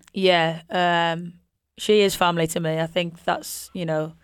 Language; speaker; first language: English; native; English